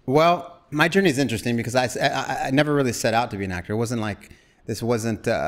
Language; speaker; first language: English; native; English